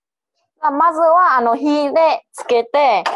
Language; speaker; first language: Japanese; non-native, learner; Vietnamese